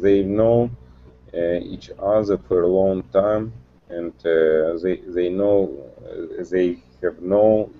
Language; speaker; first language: English; non-native, learner; Russian